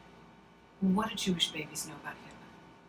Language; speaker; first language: English; native; English